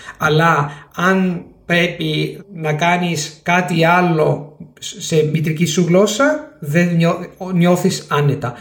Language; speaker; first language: Greek; non-native, fluent; Italian